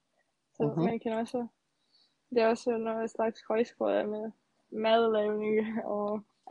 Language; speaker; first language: Danish; non-native, learner; Serbian